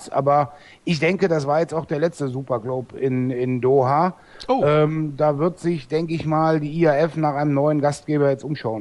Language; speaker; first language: German; native; German